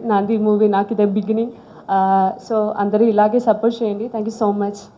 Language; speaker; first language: Telugu; non-native, learner; Malayalam